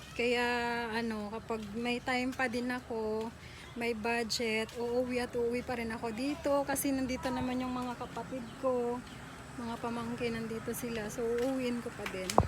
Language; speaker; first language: Filipino; non-native, local second language; Cebuano